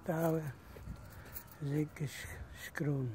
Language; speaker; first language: Dutch; non-native, learner; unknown